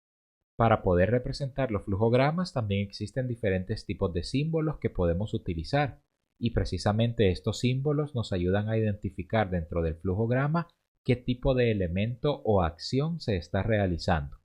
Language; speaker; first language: Spanish; native; Spanish